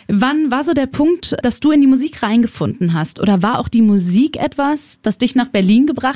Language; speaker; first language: German; native; German